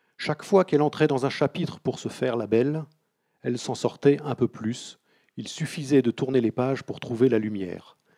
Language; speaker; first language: French; native; French